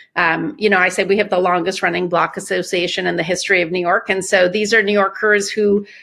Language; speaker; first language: English; early bilingual, other home language; Persian